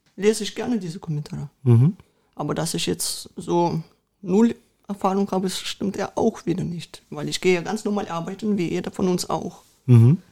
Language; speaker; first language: German; early bilingual, other home language; Russian